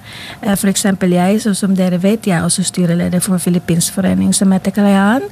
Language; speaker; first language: Norwegian; non-native, fluent; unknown